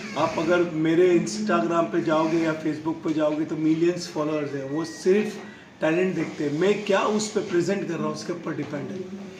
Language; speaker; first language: Hindi; non-native, local second language; Tamil